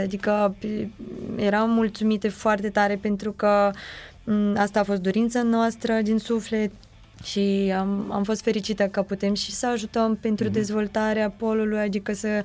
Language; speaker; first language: Romanian; non-native, fluent; Ukrainian